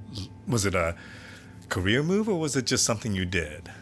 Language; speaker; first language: English; native; English